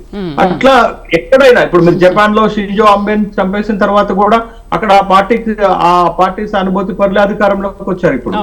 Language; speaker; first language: Telugu; native; Telugu